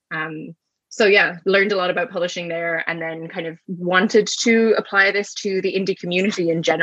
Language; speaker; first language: English; native; English